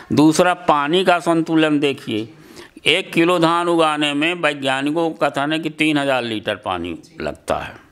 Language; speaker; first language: Hindi; native; Hindi